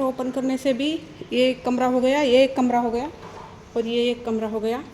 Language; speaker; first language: Hindi; non-native, local second language; Kannada